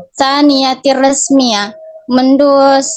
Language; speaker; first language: Arabic; non-native, learner; Indonesian